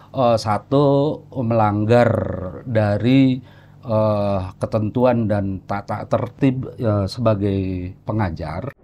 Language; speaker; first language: Indonesian; native; Indonesian